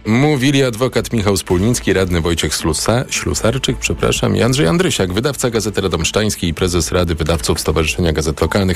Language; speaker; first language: Polish; native; Polish